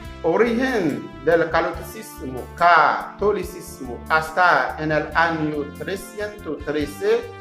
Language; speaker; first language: Spanish; non-native, learner; Haitian Creole